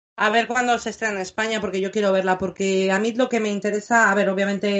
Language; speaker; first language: Spanish; non-native, fluent; English